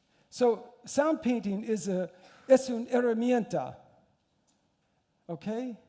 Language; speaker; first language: Spanish; non-native, learner; English